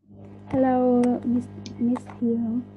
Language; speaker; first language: English; non-native, learner; Vietnamese